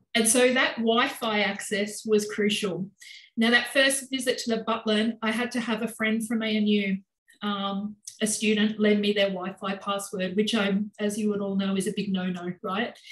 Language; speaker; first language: English; native; English